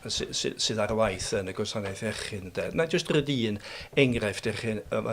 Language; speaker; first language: Welsh; native; Welsh